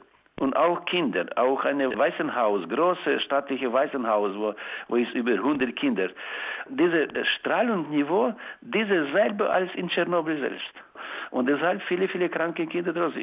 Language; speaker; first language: German; non-native, learner; Ukrainian